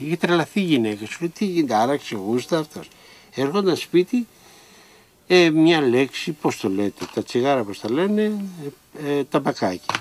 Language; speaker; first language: Greek; native; Greek